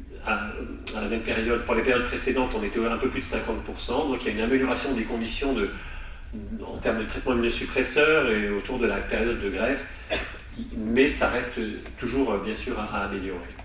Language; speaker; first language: French; native; French